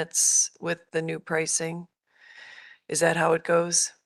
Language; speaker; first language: English; native; English